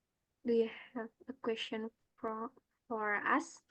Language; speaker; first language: English; non-native, learner; Indonesian